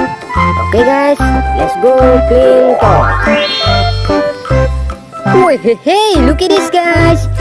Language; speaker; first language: English; non-native, learner; Indonesian